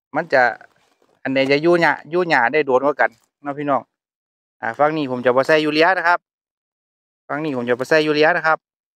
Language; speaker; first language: Thai; native; Thai